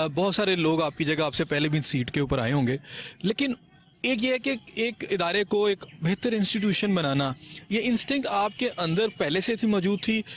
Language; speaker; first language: Urdu; non-native, local second language; Punjabi